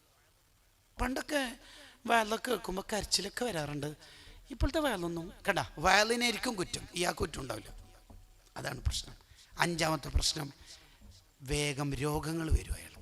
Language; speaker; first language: Malayalam; native; Malayalam